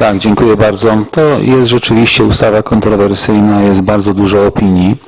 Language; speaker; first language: Polish; native; Polish